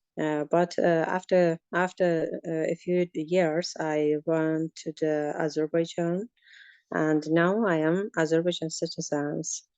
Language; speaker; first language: English; non-native, learner; Azerbaijani